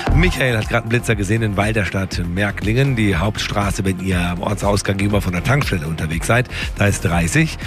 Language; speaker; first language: German; native; German